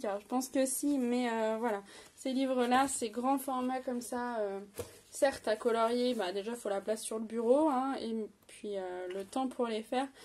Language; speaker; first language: French; native; French